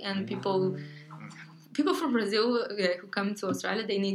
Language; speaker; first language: English; non-native, learner; Portuguese